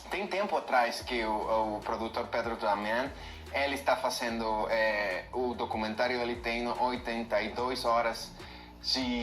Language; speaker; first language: Portuguese; non-native, fluent; Spanish